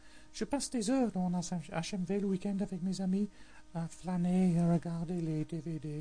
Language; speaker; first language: French; non-native, fluent; English